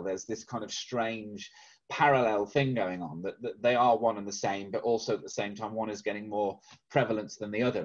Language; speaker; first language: English; native; English